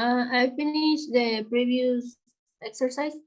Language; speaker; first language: English; non-native, learner; Spanish